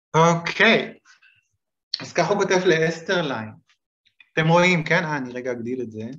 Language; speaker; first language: Hebrew; native; Hebrew